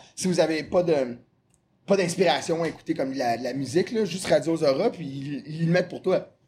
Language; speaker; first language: French; native; French